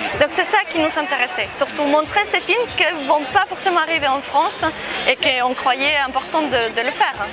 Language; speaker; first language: French; non-native, fluent; Spanish